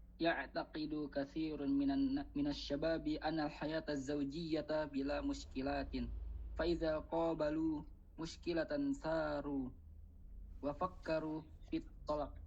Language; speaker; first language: Arabic; non-native, learner; Indonesian